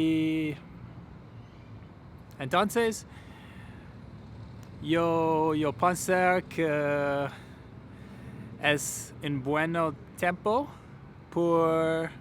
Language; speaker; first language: Spanish; non-native, learner; English